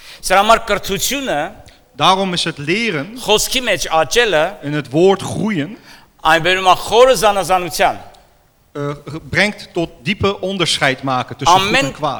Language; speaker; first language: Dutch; non-native, fluent; Armenian